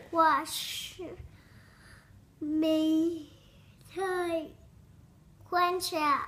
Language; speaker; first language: Chinese; non-native, learner; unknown